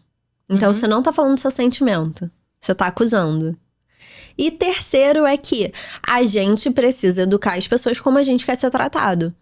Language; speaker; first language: Portuguese; native; Portuguese